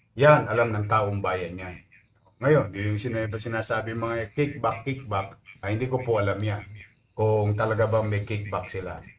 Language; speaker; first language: Filipino; native; Filipino